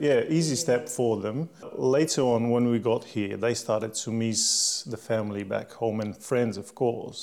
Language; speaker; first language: English; non-native, fluent; Slovenian